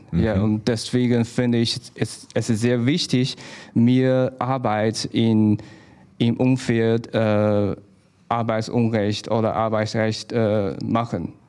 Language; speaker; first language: German; non-native, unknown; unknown